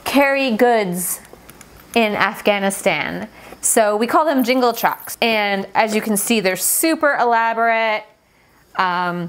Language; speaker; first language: English; non-native, fluent; Persian